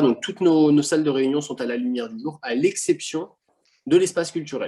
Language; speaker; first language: French; native; French